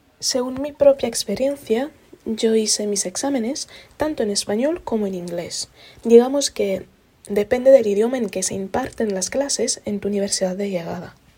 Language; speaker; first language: Spanish; non-native, fluent; Italian